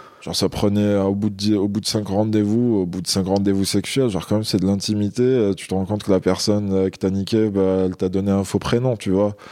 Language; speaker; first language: French; non-native, local second language; Kabyle